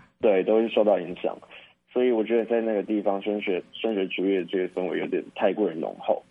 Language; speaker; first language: Chinese; native; Chinese